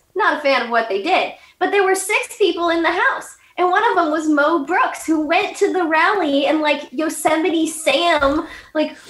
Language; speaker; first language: English; native; English